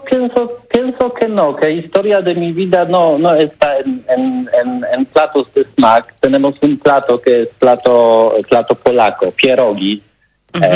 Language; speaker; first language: Spanish; non-native, learner; Polish